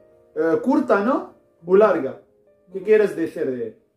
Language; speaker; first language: Spanish; non-native, fluent; Arabic